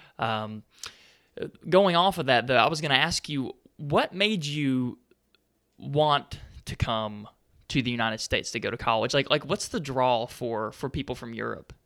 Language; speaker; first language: English; native; English